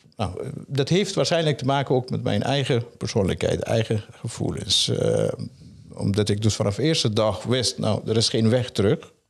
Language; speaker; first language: Dutch; non-native, fluent; Persian